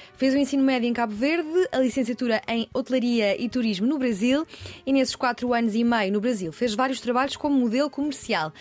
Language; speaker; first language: Portuguese; native; Portuguese